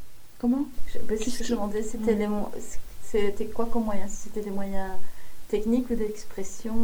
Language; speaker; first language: French; native; French